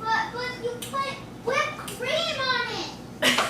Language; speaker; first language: English; native; English